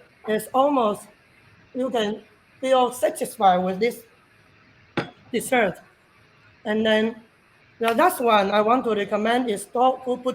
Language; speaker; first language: English; non-native, learner; Chinese